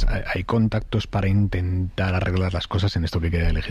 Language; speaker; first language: Spanish; native; Spanish